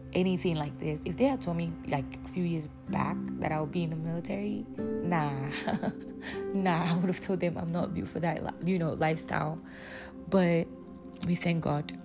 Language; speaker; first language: English; non-native, local second language; Yoruba